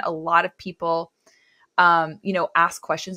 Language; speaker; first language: English; native; English